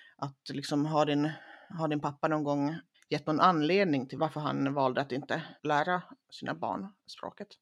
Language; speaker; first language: Swedish; early bilingual, other home language; Finnish